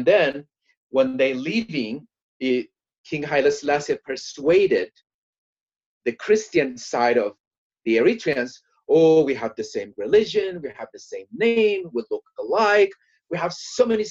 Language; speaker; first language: English; non-native, fluent; Tigrinya